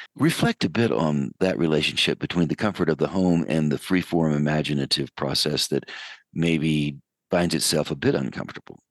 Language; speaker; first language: English; native; English